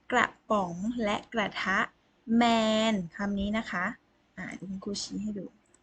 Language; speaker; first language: Thai; native; Thai